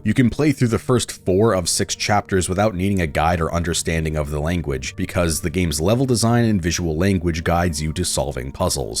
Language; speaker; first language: English; native; English